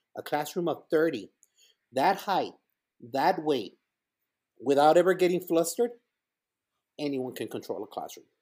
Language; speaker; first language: English; early bilingual, other home language; Spanish